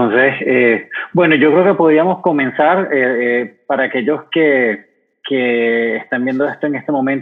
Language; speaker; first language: Spanish; native; Spanish